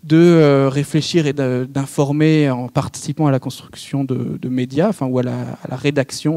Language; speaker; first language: French; native; French